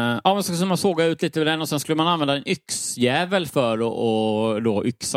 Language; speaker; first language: Swedish; native; Swedish